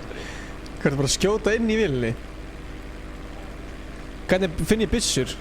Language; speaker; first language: Icelandic; native; Icelandic